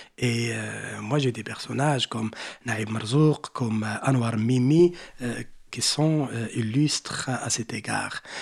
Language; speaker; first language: French; non-native, local second language; Arabic